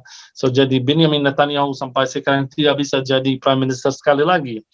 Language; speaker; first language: Indonesian; non-native, fluent; Arabic